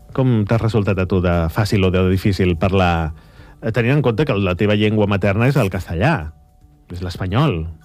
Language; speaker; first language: Catalan; native; Catalan